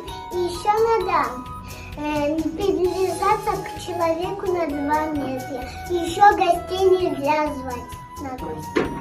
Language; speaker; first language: Russian; early bilingual, other home language; Kyrgyz